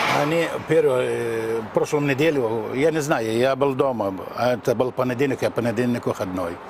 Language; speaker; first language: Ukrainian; non-native, learner; Arabic